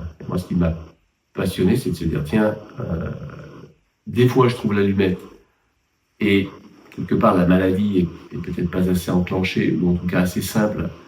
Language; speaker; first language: French; native; French